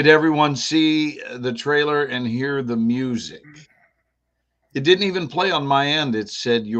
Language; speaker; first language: English; native; English